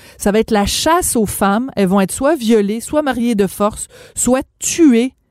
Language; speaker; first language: French; native; French